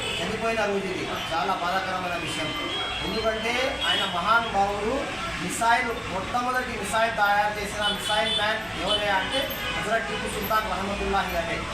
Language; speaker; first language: Telugu; non-native, local second language; Urdu